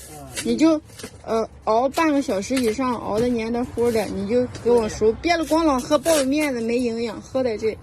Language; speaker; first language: Chinese; native; Chinese